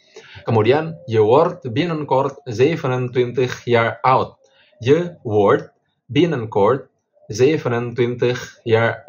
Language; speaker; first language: Dutch; non-native, fluent; Indonesian